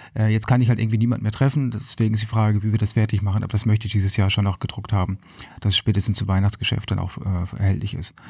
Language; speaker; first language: German; native; German